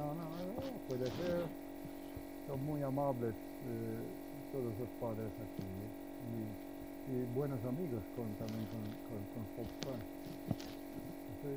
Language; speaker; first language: Spanish; non-native, learner; Slovenian